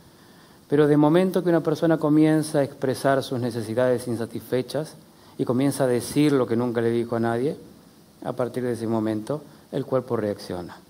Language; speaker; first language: Spanish; native; Spanish